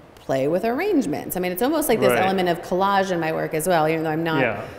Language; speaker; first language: English; native; English